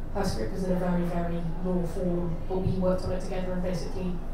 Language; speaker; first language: English; native; English